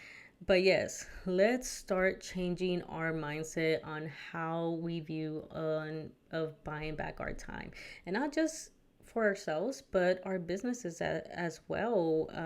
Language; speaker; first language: English; early bilingual, other home language; Spanish